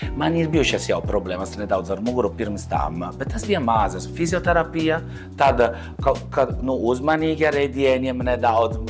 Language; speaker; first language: Latvian; non-native, fluent; Italian